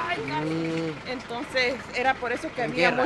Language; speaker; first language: Spanish; native; Spanish